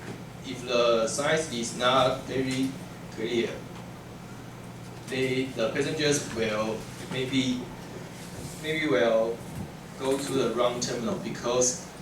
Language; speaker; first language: English; non-native, learner; Chinese